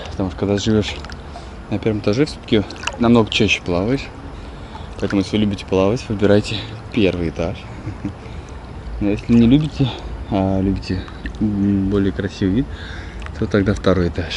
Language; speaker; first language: Russian; native; Russian